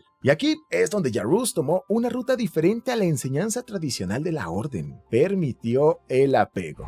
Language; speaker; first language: Spanish; native; Spanish